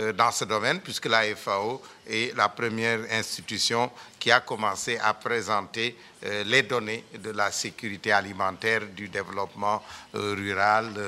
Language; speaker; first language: French; non-native, local second language; Wolof